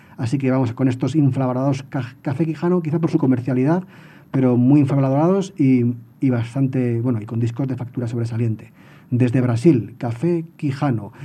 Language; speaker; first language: Spanish; native; Spanish